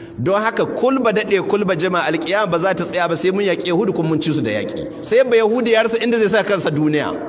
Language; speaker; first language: Hausa; native; Hausa